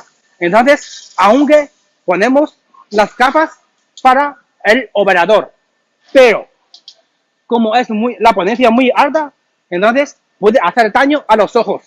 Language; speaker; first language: Spanish; non-native, learner; Chinese